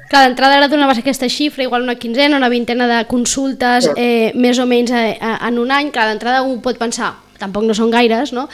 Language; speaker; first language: Catalan; native; Catalan